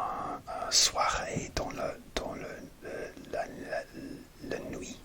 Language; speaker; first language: French; non-native, learner; English